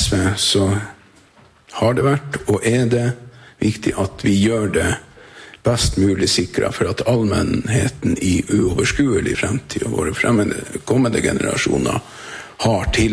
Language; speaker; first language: Norwegian; native; Norwegian